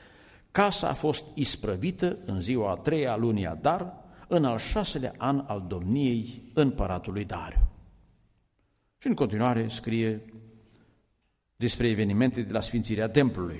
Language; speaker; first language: Romanian; native; Romanian